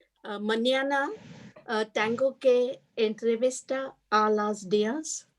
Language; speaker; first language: Spanish; non-native, learner; English